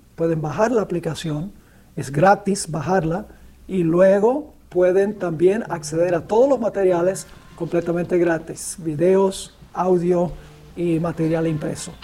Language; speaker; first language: Spanish; early bilingual, other home language; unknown